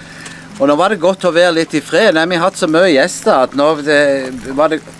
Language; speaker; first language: Norwegian; native; Norwegian